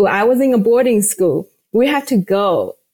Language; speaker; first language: English; non-native, fluent; Chinese